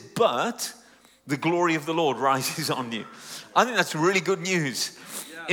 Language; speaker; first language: English; native; English